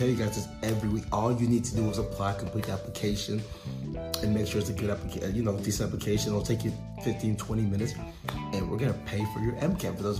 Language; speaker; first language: English; native; English